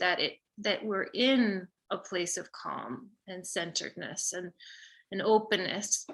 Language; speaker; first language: English; native; English